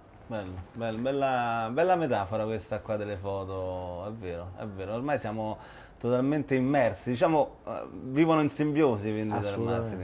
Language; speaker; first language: Italian; native; Italian